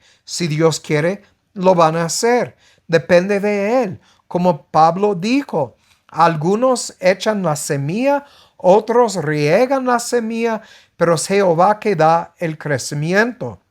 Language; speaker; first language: Spanish; non-native, fluent; English